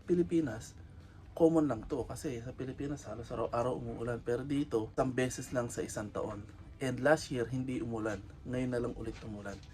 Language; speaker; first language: Filipino; native; Filipino